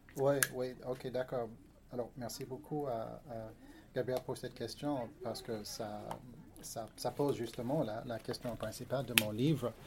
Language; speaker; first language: French; non-native, fluent; English